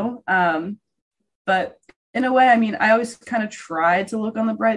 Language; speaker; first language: English; native; English